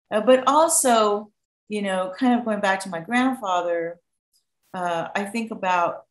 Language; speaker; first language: English; native; English